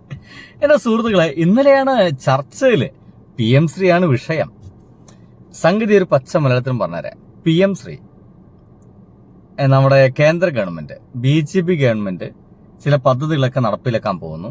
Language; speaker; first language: Malayalam; native; Malayalam